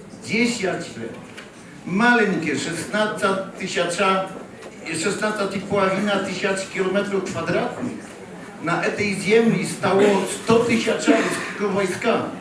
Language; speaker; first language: Russian; non-native, learner; Polish